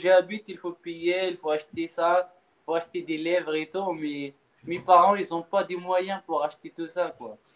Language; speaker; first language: French; non-native, learner; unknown